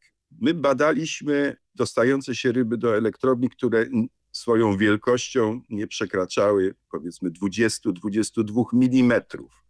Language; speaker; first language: Polish; native; Polish